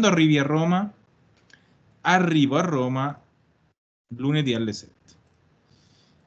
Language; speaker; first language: Italian; non-native, fluent; Spanish